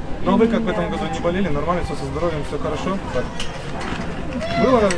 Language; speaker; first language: Russian; native; Russian